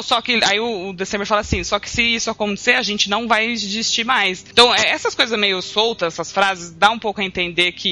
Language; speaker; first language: Portuguese; native; Portuguese